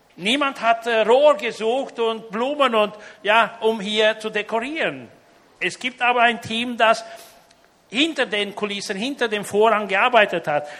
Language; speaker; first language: German; native; German